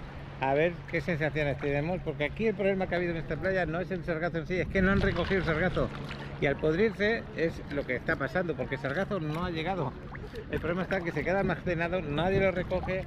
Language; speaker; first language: Spanish; native; Spanish